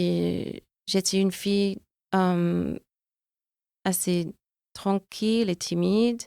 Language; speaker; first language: French; non-native, fluent; English